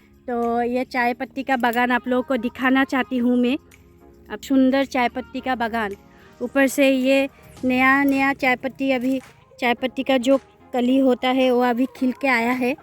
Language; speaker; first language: Hindi; non-native, local second language; Assamese